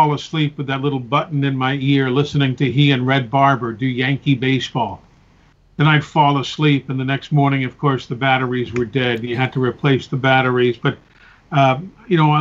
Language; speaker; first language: English; native; English